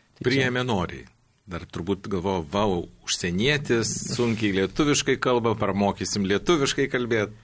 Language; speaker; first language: Lithuanian; native; Lithuanian